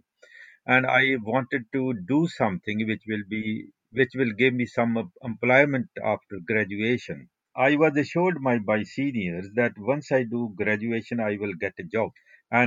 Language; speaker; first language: English; non-native, local second language; Punjabi